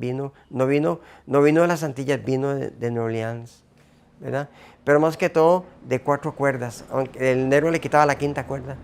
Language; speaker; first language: Spanish; native; Spanish